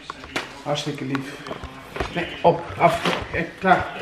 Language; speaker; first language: Dutch; native; Dutch